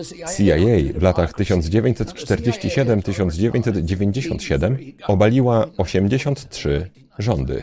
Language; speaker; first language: Polish; native; Polish